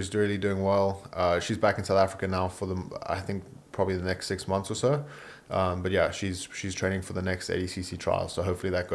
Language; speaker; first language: English; native; English